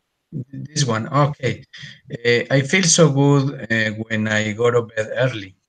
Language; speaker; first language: English; non-native, learner; Spanish